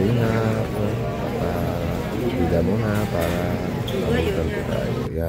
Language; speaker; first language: Filipino; non-native, learner; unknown